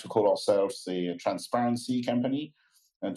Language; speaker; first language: English; non-native, fluent; French